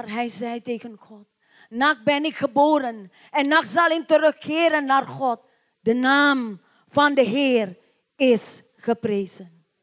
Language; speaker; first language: Dutch; non-native, learner; Indonesian